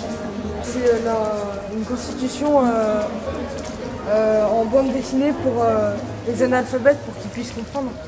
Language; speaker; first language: French; non-native, fluent; Arabic